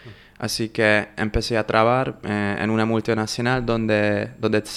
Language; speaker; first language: Spanish; non-native, fluent; Hungarian